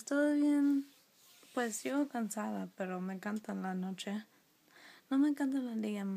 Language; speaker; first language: Spanish; non-native, learner; English